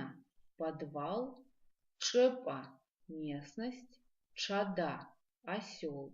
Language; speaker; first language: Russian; non-native, local second language; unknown